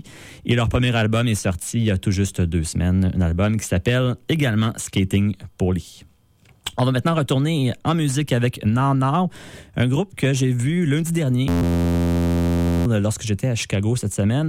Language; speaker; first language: French; native; French